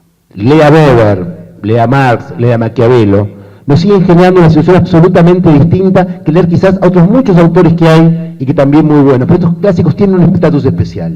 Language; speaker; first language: Spanish; native; Spanish